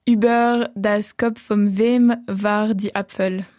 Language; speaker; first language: German; non-native, local second language; French